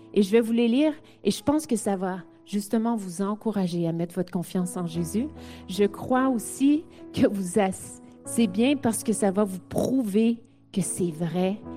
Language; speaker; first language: French; native; French